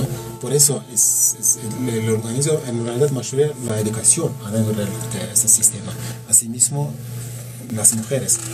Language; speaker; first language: Spanish; non-native, learner; Kurdish